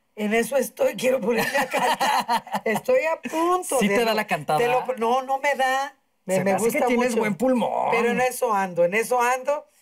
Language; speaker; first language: Spanish; native; Spanish